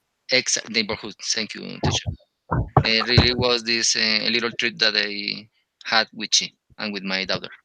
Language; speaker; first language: English; non-native, learner; Spanish